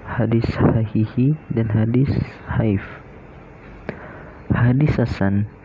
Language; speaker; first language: Indonesian; native; Indonesian